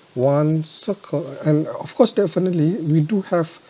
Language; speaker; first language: English; non-native, local second language; Malay